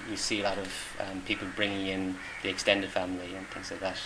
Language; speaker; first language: English; native; English